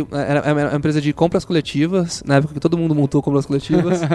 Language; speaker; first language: Portuguese; native; Portuguese